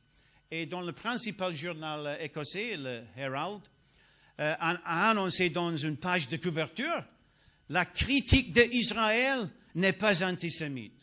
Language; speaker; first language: French; non-native, learner; English